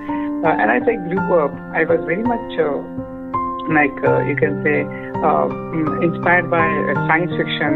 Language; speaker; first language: English; non-native, local second language; Odia